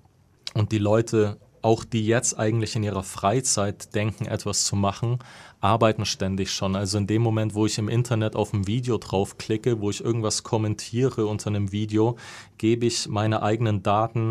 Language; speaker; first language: German; native; German